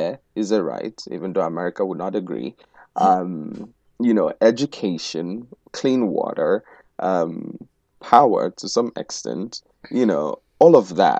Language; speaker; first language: English; non-native, local second language; Igbo